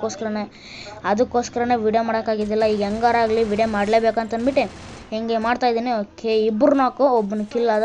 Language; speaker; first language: Kannada; native; Kannada